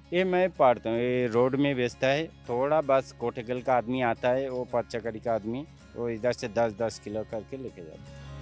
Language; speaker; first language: Hindi; non-native, local second language; Odia